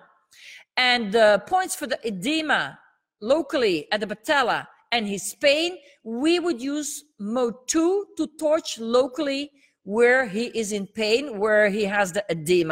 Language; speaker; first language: English; non-native, fluent; Dutch